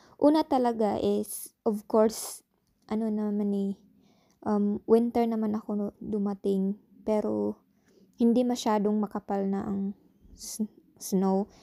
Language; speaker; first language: Filipino; non-native, local second language; Cebuano